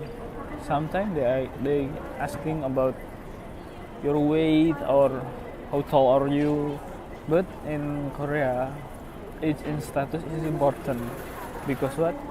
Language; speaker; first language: English; non-native, learner; Korean